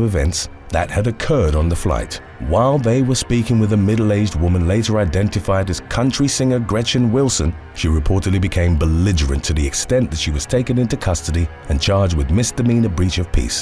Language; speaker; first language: English; native; English